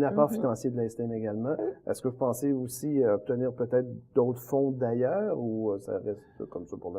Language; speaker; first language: French; native; French